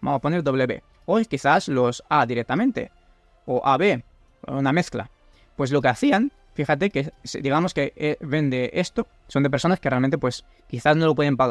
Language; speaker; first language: Spanish; native; Spanish